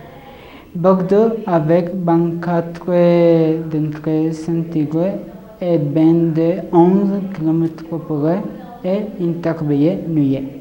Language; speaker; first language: French; non-native, learner; Spanish